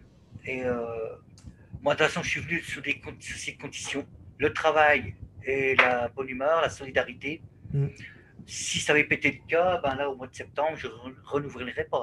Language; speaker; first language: French; native; French